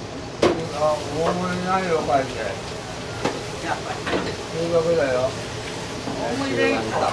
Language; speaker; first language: Japanese; native; Japanese